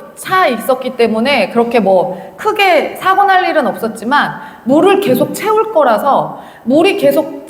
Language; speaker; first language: Korean; native; Korean